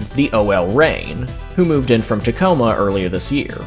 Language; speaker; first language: English; native; English